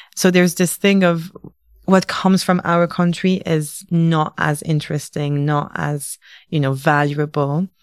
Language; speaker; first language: English; native; English